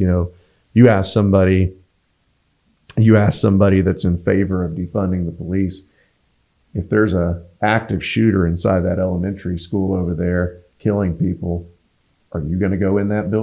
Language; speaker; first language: English; native; English